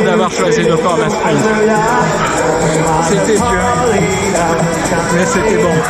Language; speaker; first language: French; native; French